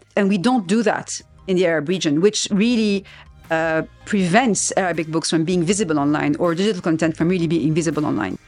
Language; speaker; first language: English; non-native, fluent; French